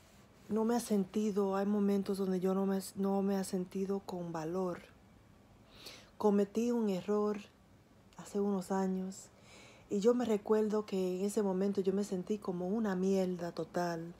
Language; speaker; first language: Spanish; early bilingual, heritage; Spanish